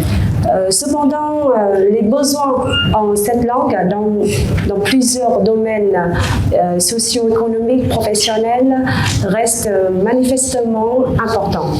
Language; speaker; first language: French; non-native, fluent; Vietnamese